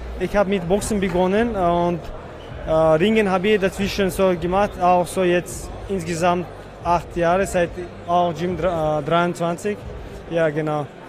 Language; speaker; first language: German; non-native, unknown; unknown